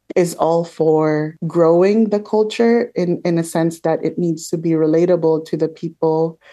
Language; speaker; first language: English; non-native, local second language; Filipino